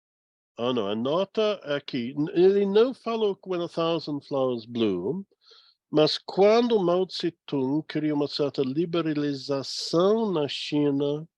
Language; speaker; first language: Portuguese; non-native, fluent; English